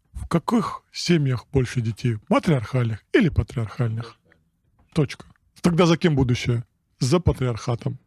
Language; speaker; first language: Russian; non-native, local second language; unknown